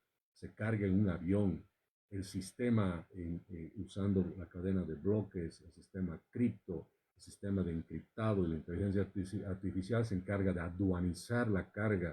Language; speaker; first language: Spanish; native; Spanish